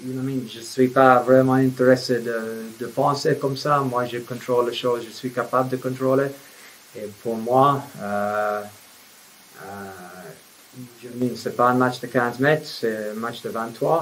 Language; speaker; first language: French; non-native, fluent; English